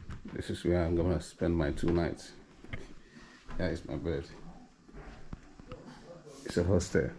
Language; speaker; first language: English; non-native, learner; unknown